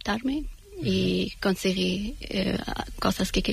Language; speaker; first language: Spanish; non-native, learner; Persian